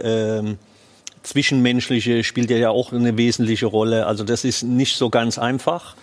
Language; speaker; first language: German; native; German